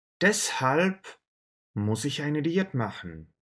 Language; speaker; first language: German; non-native, learner; Russian